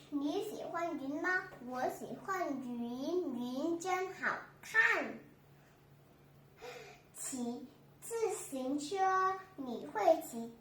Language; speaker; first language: Chinese; non-native, learner; Vietnamese